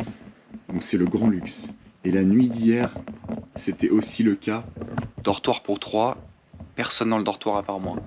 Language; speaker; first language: French; native; French